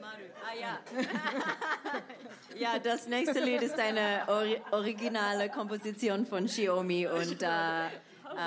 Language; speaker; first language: German; non-native, fluent; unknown